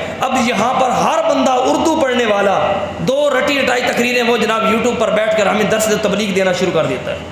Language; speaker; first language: Urdu; non-native, local second language; Punjabi